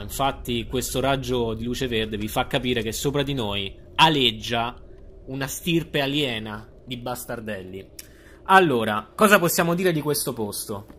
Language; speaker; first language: Italian; native; Italian